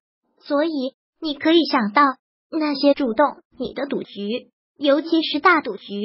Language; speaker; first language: Chinese; native; Chinese